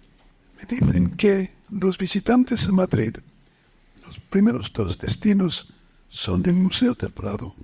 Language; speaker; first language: Spanish; non-native, fluent; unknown